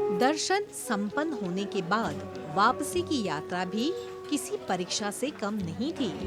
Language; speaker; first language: Hindi; non-native, local second language; Morisyen